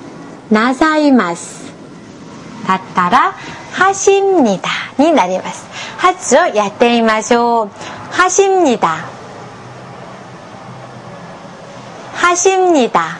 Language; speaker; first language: Japanese; non-native, fluent; Korean